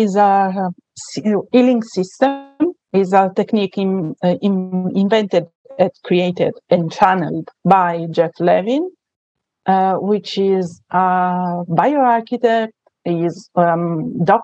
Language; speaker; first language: English; non-native, fluent; Italian